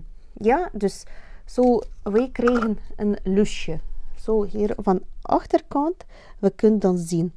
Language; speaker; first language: Dutch; non-native, learner; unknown